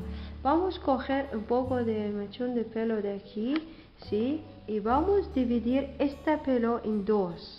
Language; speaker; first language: Spanish; non-native, learner; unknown